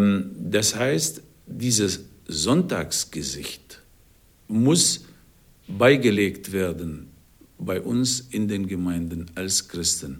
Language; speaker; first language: German; non-native, fluent; Arabic